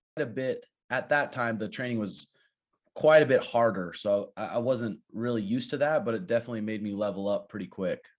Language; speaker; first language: English; native; English